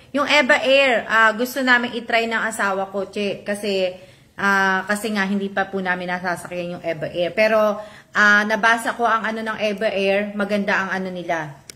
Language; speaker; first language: Filipino; native; Filipino